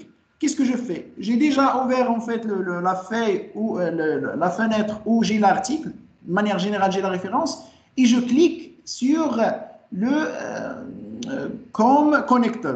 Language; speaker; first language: French; non-native, local second language; Arabic